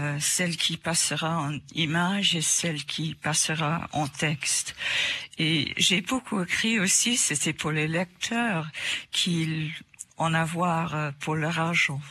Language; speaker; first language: French; non-native, fluent; English